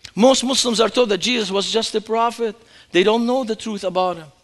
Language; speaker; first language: English; non-native, fluent; Arabic